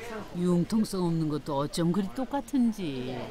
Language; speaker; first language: Korean; native; Korean